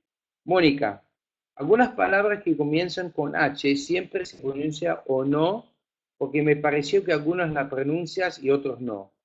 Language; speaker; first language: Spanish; non-native, fluent; Afrikaans